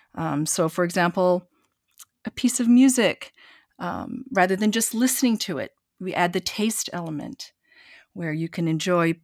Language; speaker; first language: English; native; English